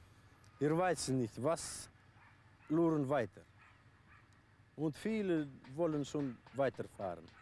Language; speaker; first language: German; early bilingual, heritage; German